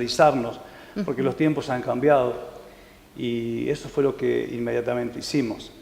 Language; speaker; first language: Spanish; native; Spanish